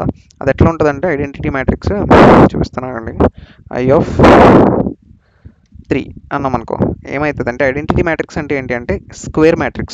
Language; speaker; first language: Telugu; native; Telugu